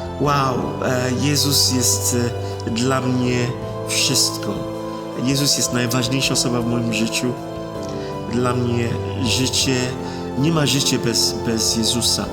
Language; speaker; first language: Polish; non-native, fluent; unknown